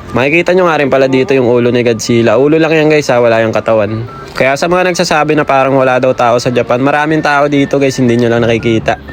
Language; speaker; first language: Filipino; native; Filipino